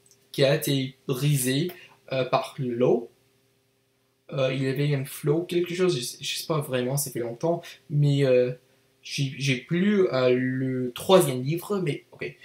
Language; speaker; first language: French; non-native, learner; English